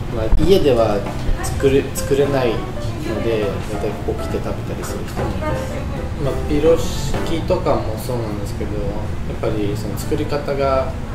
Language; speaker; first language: Japanese; non-native, fluent; Russian